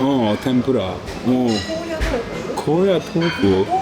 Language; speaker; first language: Japanese; non-native, learner; English